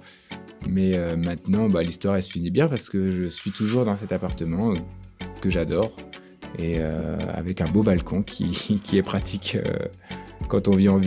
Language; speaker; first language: French; native; French